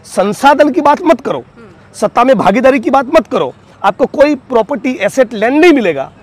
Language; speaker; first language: Hindi; non-native, local second language; Gujarati